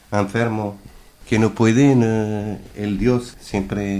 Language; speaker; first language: Spanish; non-native, learner; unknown